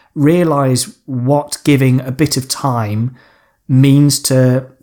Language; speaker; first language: English; native; English